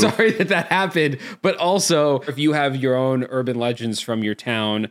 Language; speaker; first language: English; native; English